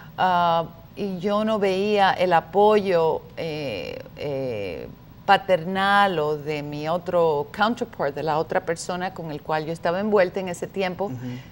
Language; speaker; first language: Spanish; early bilingual, heritage; Spanish